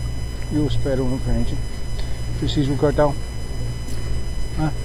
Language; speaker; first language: Portuguese; non-native, learner; English